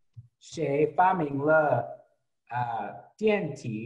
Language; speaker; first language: Chinese; non-native, learner; English